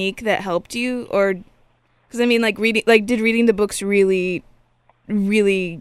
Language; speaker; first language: English; native; English